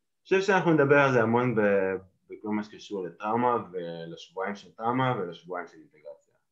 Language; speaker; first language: Hebrew; native; Hebrew